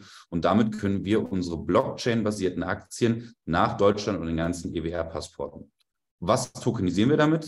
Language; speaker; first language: German; native; German